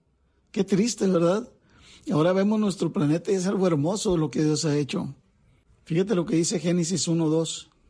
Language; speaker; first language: Spanish; native; Spanish